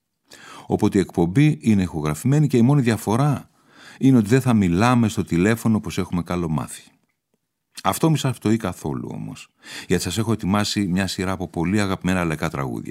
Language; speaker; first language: Greek; native; Greek